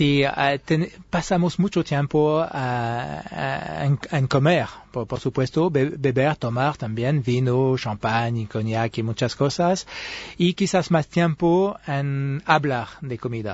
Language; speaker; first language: Spanish; non-native, fluent; French